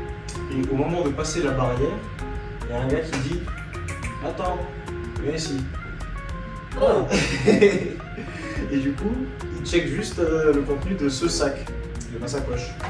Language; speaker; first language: French; native; French